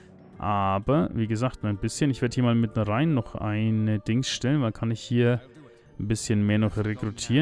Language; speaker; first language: German; native; German